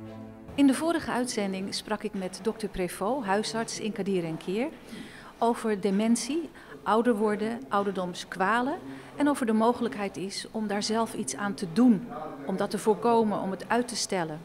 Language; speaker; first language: Dutch; native; Dutch